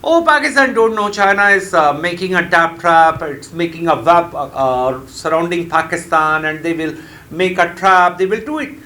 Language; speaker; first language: English; non-native, local second language; Urdu